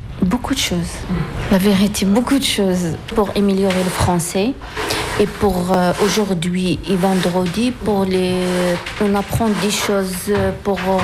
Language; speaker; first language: French; non-native, learner; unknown